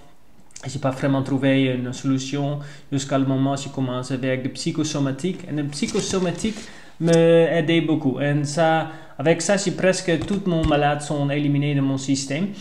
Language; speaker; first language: French; non-native, learner; Dutch